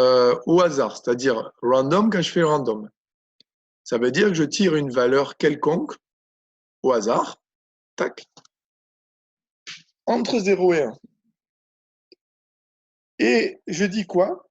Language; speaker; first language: French; native; French